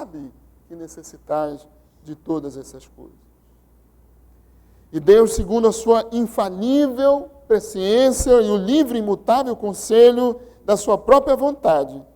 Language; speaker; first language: Portuguese; native; Portuguese